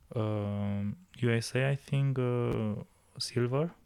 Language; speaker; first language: English; non-native, learner; Romanian